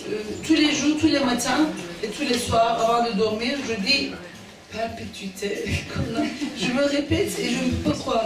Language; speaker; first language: French; non-native, fluent; Turkish